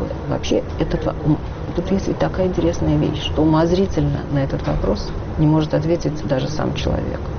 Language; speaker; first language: Russian; native; Russian